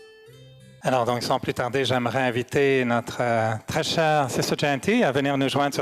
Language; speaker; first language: French; native; French